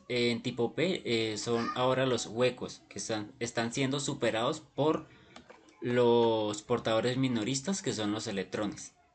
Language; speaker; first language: Spanish; native; Spanish